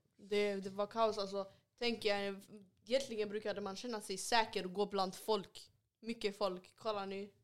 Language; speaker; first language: Swedish; early bilingual, other home language; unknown